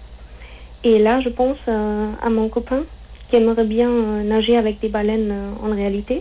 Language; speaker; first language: French; non-native, fluent; German